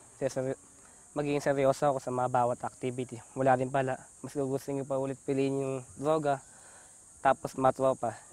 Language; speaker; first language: Filipino; native; Filipino